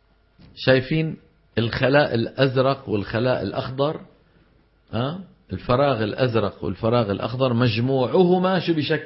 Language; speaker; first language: Arabic; native; Arabic